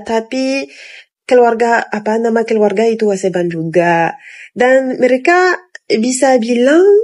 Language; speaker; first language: Indonesian; non-native, fluent; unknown